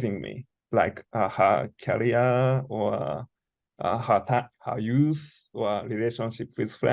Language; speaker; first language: English; non-native, learner; Japanese